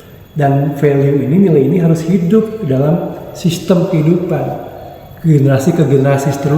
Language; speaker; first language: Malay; non-native, local second language; Sundanese